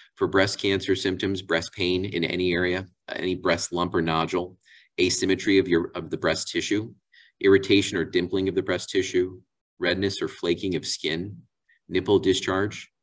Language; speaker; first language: English; native; English